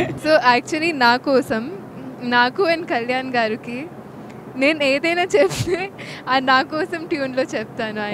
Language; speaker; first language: Telugu; non-native, local second language; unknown